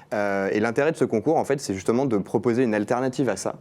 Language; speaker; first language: French; native; French